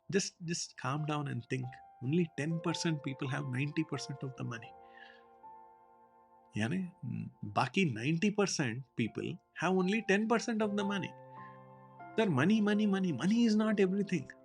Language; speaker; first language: English; non-native, local second language; Hindi